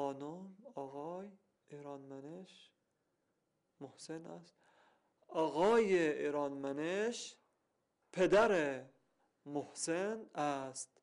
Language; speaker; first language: Persian; non-native, learner; Arabic